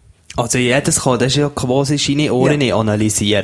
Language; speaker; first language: German; native; German